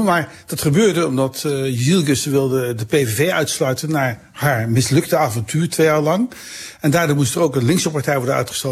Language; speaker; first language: Dutch; native; Dutch